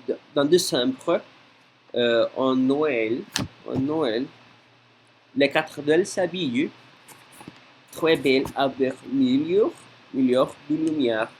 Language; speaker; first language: French; non-native, learner; Spanish